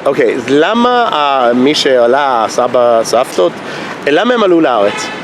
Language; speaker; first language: Hebrew; non-native, fluent; English